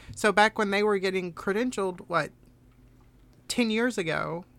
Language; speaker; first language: English; early bilingual, other home language; German